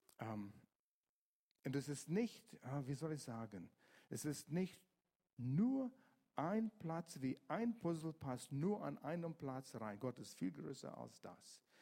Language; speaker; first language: German; non-native, fluent; English